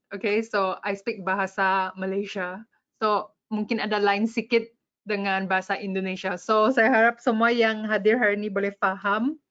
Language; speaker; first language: Malay; non-native, local second language; English